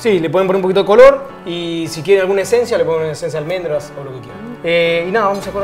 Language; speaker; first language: Spanish; native; Spanish